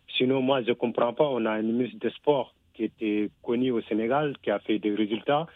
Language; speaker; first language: French; non-native, local second language; Wolof